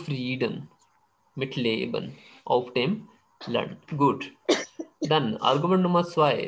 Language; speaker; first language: German; non-native, fluent; Urdu